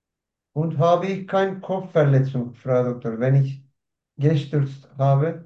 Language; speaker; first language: German; non-native, learner; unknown